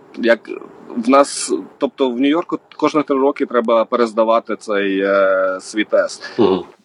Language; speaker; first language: Ukrainian; native; Ukrainian